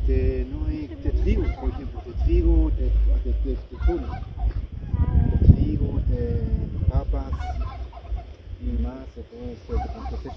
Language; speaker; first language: Spanish; non-native, learner; German